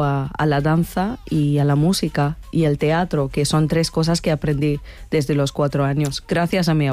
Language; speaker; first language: Spanish; non-native, fluent; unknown